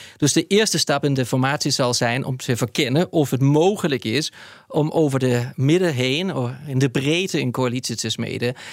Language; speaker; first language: Dutch; non-native, fluent; Danish